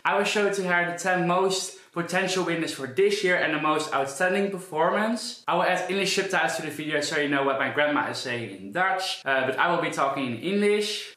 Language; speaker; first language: English; non-native, fluent; Dutch